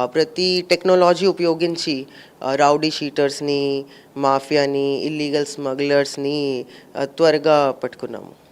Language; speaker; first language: Telugu; non-native, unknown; Hindi